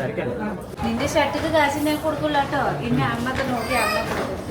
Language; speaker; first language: Malayalam; non-native, learner; Nepali